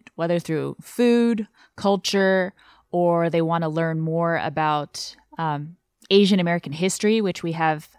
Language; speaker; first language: English; non-native, fluent; Chinese